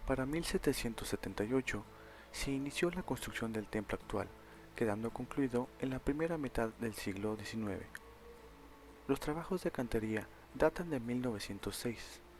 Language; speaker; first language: Spanish; native; Spanish